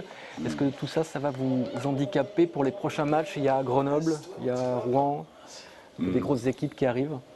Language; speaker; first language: French; native; French